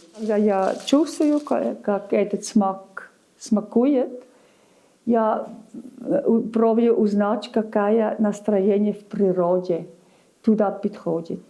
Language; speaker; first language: Russian; non-native, learner; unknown